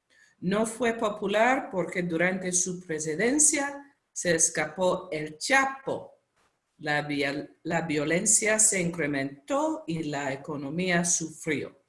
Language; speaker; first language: Spanish; non-native, learner; English